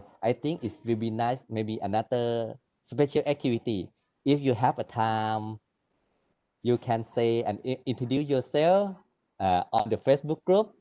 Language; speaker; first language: English; non-native, learner; Thai